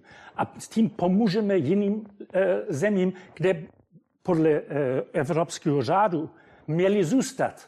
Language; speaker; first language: Czech; non-native, fluent; German